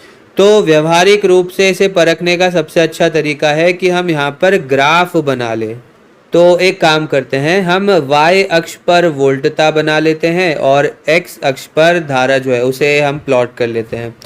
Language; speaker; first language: Hindi; native; Hindi